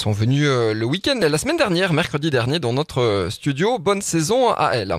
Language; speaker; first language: French; native; French